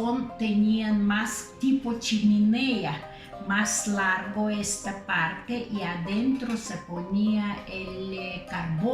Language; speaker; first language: Spanish; non-native, fluent; Lithuanian